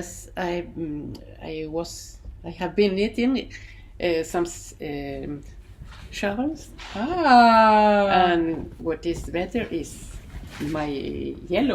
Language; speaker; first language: English; non-native, learner; Spanish